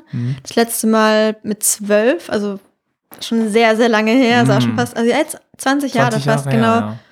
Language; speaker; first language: German; native; German